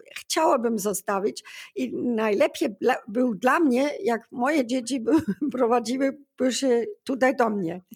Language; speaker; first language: Polish; non-native, learner; German